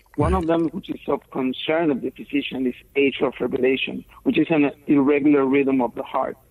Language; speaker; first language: English; non-native, fluent; Spanish